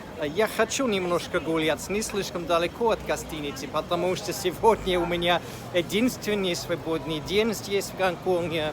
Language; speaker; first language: Russian; non-native, fluent; English